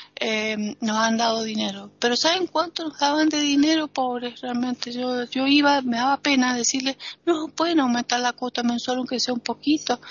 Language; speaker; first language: Spanish; native; Spanish